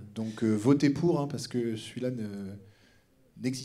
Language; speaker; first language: French; native; French